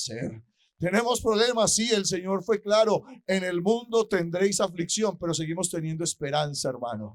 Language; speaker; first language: Spanish; native; Spanish